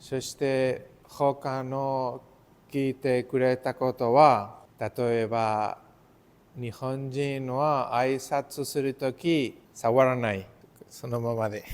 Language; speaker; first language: Japanese; non-native, learner; Spanish